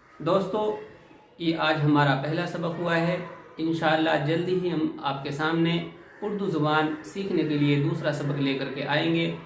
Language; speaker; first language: Urdu; native; Urdu